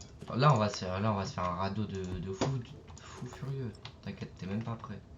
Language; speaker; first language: French; native; French